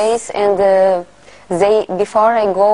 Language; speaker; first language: English; non-native, learner; Portuguese